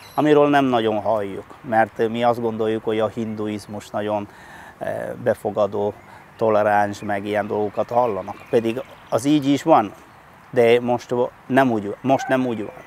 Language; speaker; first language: Hungarian; non-native, fluent; Malayalam